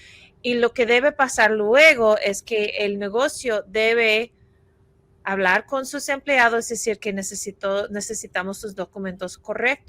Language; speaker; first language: Spanish; non-native, fluent; English